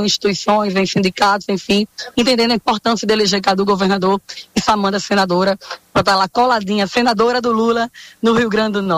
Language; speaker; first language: Portuguese; native; Portuguese